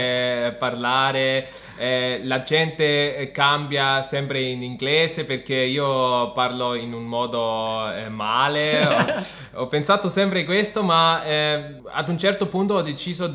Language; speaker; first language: Italian; non-native, fluent; German